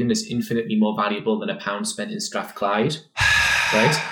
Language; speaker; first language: English; native; English